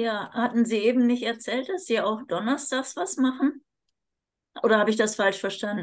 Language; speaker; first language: German; native; German